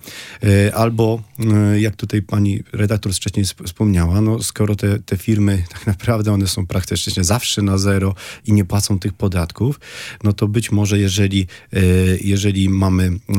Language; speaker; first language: Polish; native; Polish